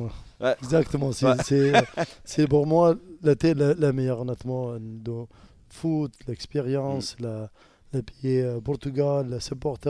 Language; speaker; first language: French; non-native, learner; Arabic